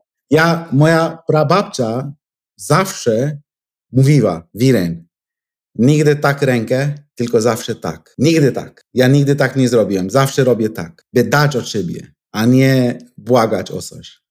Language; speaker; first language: Polish; non-native, fluent; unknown